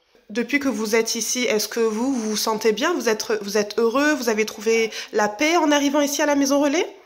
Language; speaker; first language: French; native; French